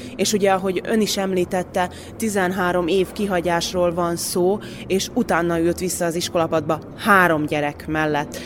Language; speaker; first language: Hungarian; native; Hungarian